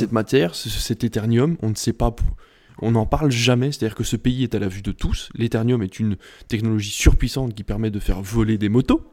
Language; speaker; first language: French; native; French